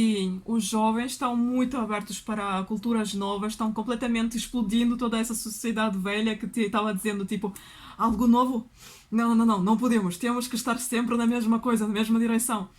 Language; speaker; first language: Portuguese; non-native, fluent; Russian